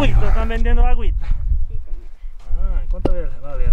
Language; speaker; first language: Spanish; non-native, learner; English